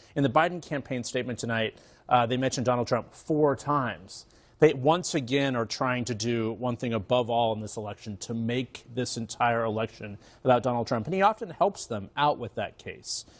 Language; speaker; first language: English; native; English